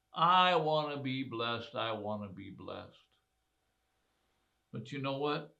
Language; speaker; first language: English; native; English